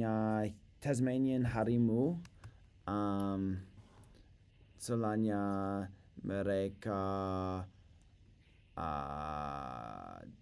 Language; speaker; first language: Indonesian; non-native, learner; English